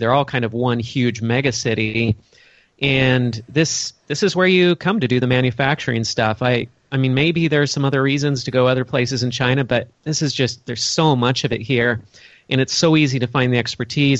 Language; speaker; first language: English; native; English